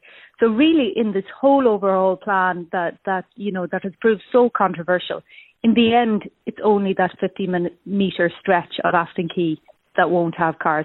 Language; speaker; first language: English; native; English